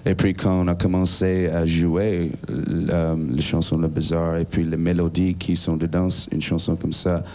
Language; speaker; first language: French; non-native, learner; English